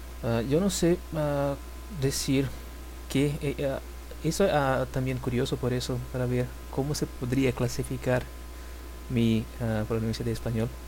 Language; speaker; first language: Spanish; non-native, fluent; Portuguese